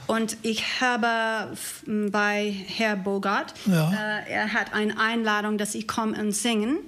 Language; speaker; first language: German; non-native, learner; English